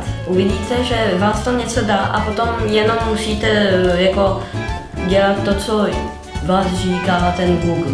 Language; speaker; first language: Czech; non-native, learner; French